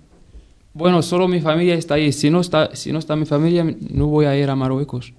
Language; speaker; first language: Spanish; non-native, learner; Arabic